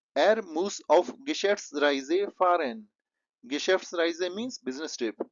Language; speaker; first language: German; non-native, fluent; Hindi